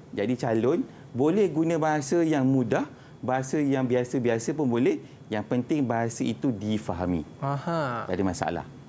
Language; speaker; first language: Malay; native; Malay